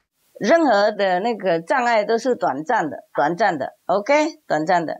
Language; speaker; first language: Chinese; non-native, fluent; Vietnamese